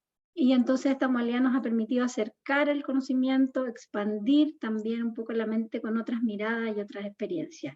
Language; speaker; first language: Spanish; native; Spanish